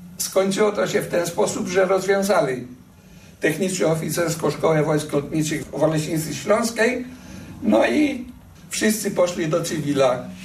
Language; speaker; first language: Polish; native; Polish